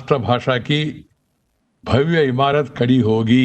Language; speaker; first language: Hindi; non-native, local second language; Telugu